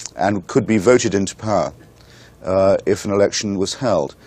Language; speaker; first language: English; native; English